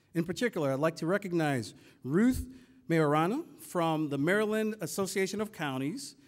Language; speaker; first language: English; native; English